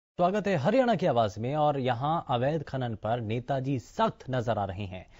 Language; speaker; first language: Hindi; native; Hindi